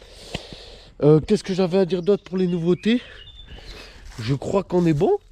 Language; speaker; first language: French; native; French